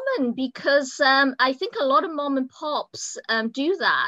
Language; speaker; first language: English; native; English